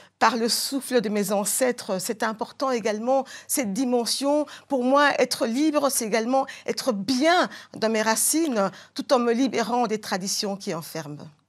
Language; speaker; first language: French; non-native, local second language; Bambara